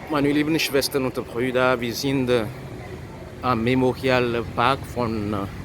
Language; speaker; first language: German; non-native, fluent; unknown